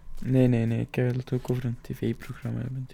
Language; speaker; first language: Dutch; native; Dutch